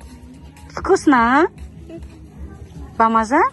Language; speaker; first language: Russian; non-native, local second language; Tajik